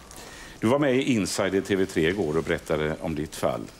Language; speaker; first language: Swedish; native; Swedish